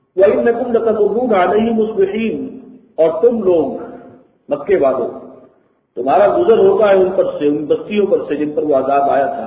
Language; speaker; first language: Urdu; native; Urdu